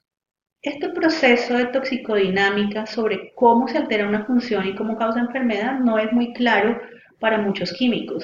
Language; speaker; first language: Spanish; native; Spanish